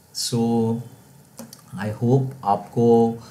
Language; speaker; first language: Hindi; non-native, local second language; Marathi